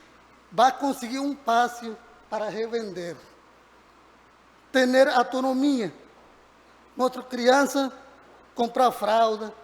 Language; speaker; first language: Portuguese; non-native, learner; Spanish